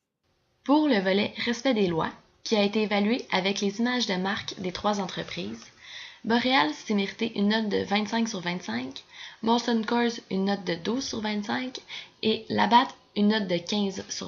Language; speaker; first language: French; native; French